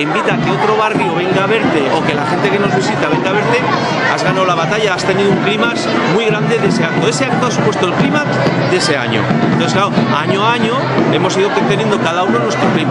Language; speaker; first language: Spanish; native; Spanish